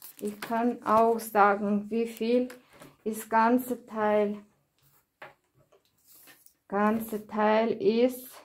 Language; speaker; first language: German; non-native, learner; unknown